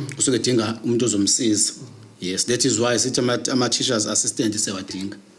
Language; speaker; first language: Zulu; native; Zulu